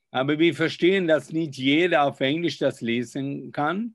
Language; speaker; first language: German; non-native, fluent; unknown